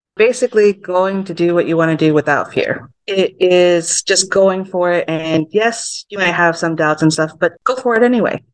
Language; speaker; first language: English; early bilingual, other home language; Vietnamese